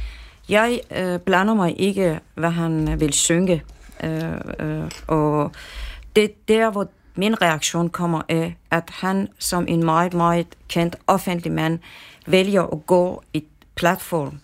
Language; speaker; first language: Danish; non-native, fluent; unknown